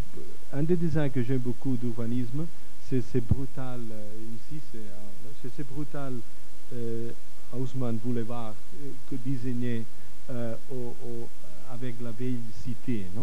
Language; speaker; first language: French; non-native, fluent; Catalan